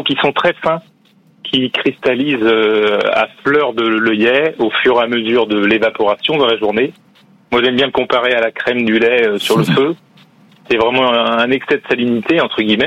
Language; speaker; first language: French; native; French